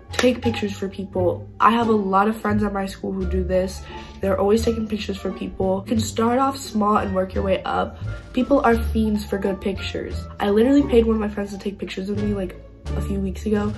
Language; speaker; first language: English; native; English